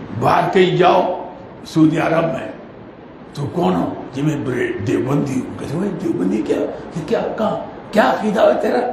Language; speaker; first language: Urdu; non-native, local second language; Northern Hindko